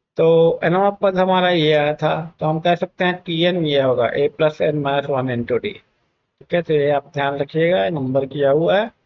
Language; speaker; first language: Hindi; native; Hindi